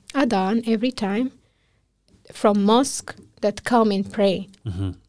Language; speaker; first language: English; non-native, fluent; Pashto